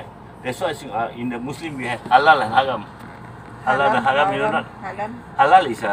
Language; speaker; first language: English; non-native, local second language; Malay